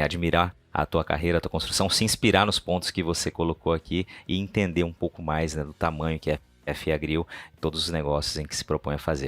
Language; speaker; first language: Portuguese; native; Portuguese